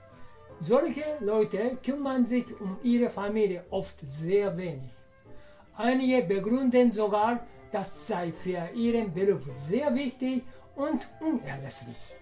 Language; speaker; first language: German; non-native, fluent; Japanese